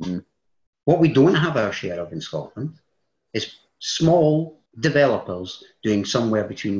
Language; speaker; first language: English; native; English